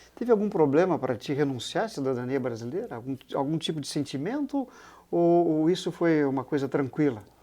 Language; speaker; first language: Portuguese; native; Portuguese